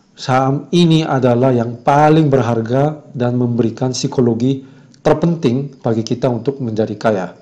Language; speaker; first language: Indonesian; non-native, fluent; Korean